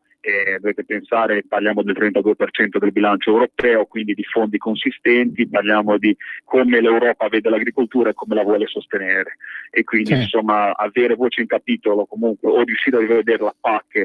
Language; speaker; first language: Italian; native; Italian